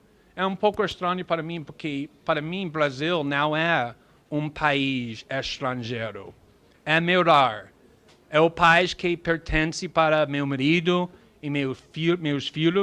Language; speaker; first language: Portuguese; non-native, fluent; English